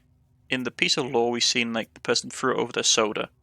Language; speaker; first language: English; native; English